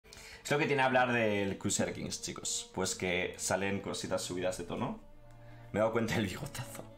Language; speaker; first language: Spanish; native; Spanish